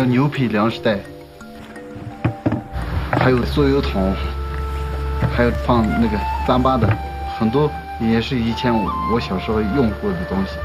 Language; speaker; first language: Chinese; native; Chinese